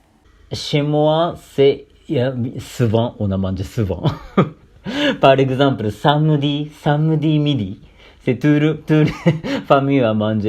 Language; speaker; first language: French; non-native, learner; Japanese